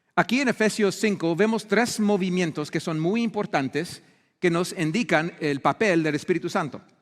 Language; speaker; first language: Spanish; non-native, fluent; English